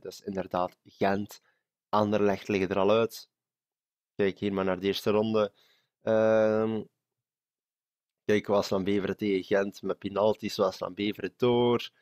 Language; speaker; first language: Dutch; native; Dutch